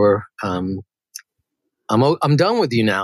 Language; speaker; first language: English; native; English